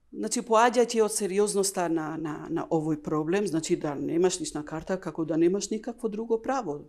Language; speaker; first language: Macedonian; non-native, local second language; Albanian